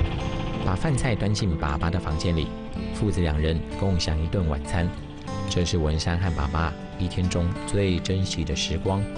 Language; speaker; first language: Chinese; native; Chinese